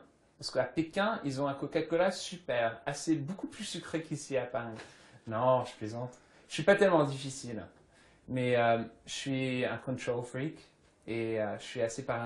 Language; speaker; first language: French; early bilingual, other home language; English